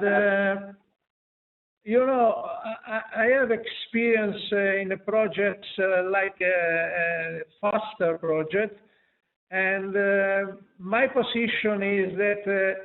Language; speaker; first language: English; non-native, fluent; Italian